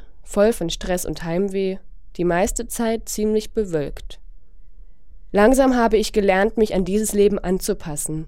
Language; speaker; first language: German; non-native, fluent; Chinese